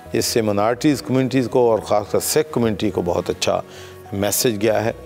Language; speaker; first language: Urdu; non-native, local second language; Punjabi